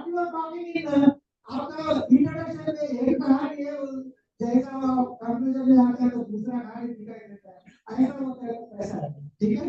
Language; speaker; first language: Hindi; non-native, local second language; Telugu